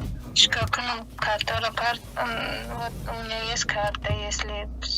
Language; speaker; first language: Russian; non-native, learner; Tajik